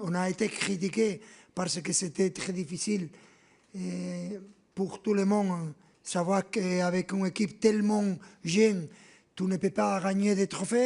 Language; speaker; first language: French; non-native, fluent; Spanish